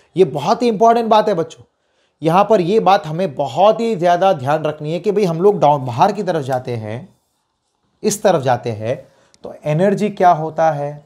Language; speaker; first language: Hindi; non-native, local second language; Gujarati